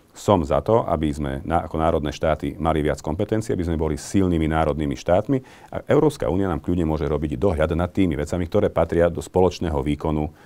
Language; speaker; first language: Slovak; non-native, local second language; Hungarian